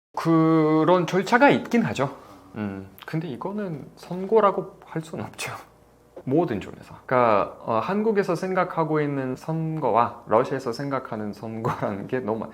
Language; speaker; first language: Korean; non-native, fluent; Russian